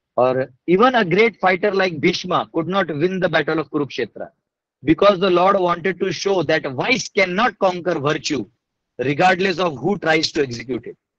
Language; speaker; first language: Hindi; non-native, local second language; Marathi